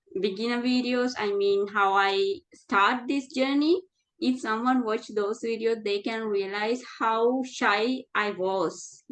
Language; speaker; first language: English; non-native, fluent; Sinhala